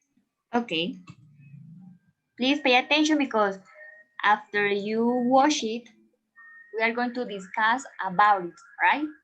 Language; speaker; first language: English; non-native, learner; Spanish